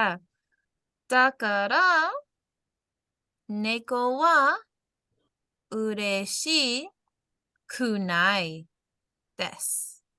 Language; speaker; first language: Japanese; non-native, fluent; English